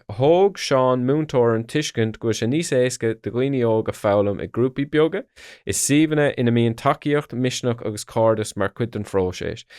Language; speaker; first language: Irish; non-native, local second language; English